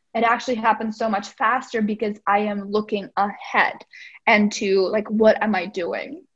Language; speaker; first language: English; non-native, fluent; Czech